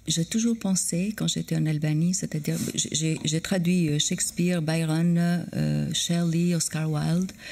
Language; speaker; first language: French; non-native, fluent; Albanian